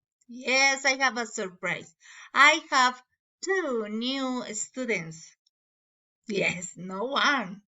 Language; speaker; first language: English; non-native, learner; Spanish